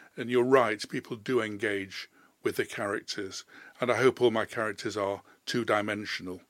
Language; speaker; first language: English; native; English